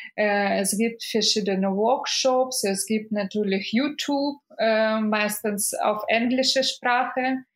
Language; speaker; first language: German; non-native, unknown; Russian